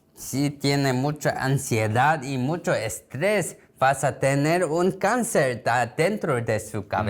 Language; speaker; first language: Spanish; non-native, learner; Korean